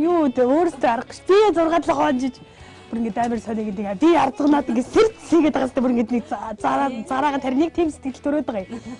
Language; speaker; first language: Mongolian; native; Mongolian